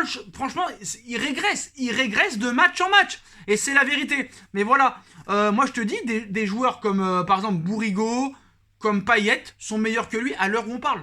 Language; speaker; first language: French; native; French